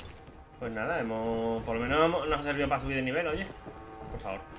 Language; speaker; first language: Spanish; native; Spanish